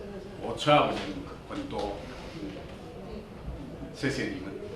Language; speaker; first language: Chinese; non-native, local second language; Min Nan Chinese